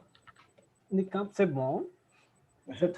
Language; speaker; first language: French; non-native, learner; Portuguese